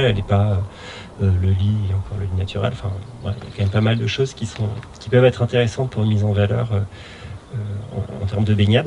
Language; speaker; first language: French; native; French